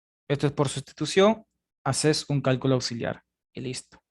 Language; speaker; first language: Spanish; native; Spanish